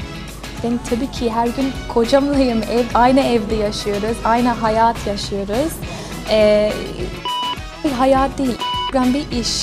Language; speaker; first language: Turkish; non-native, fluent; English